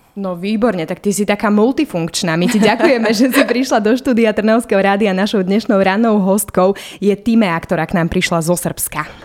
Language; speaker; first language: Slovak; native; Slovak